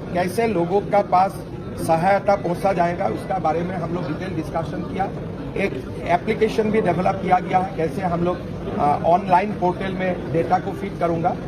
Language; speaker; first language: Hindi; non-native, local second language; Assamese